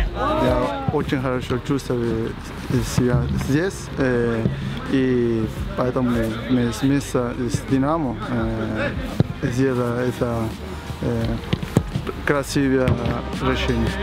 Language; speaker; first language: Russian; non-native, learner; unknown